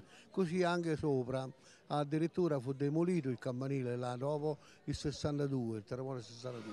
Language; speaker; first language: Italian; native; Italian